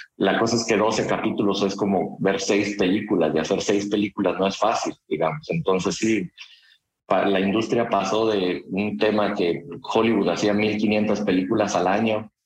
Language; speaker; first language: Spanish; native; Spanish